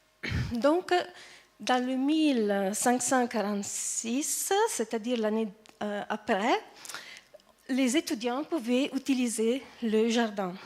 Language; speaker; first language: French; non-native, fluent; Italian